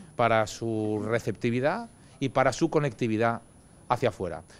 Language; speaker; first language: Spanish; native; Spanish